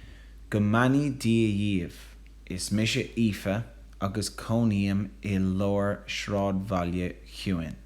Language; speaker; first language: Irish; non-native, local second language; English